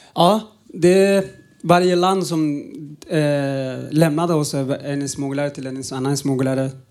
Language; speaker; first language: Swedish; non-native, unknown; Uzbek